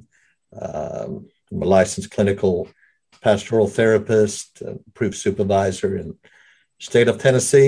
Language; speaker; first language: English; native; English